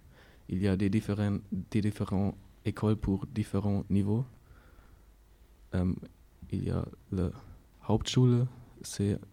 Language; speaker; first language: French; non-native, learner; German